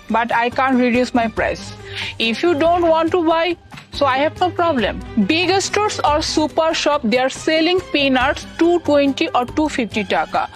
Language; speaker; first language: English; non-native, local second language; Bangla